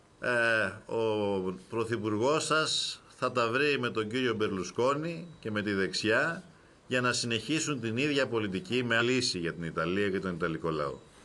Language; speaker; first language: Greek; native; Greek